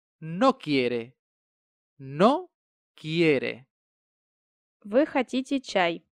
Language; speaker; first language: Spanish; non-native, fluent; Russian